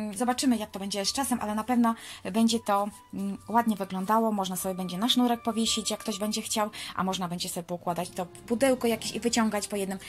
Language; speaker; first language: Polish; non-native, fluent; Ukrainian